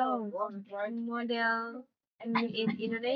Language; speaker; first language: English; non-native, learner; Indonesian